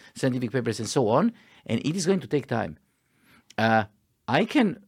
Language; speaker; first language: English; non-native, fluent; Croatian